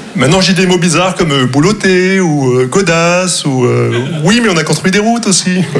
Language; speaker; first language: French; non-native, local second language; Arabic